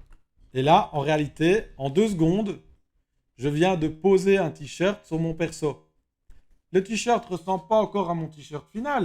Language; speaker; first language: French; native; French